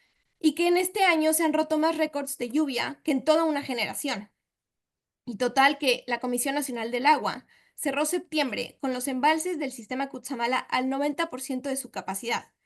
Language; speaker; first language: Spanish; native; Spanish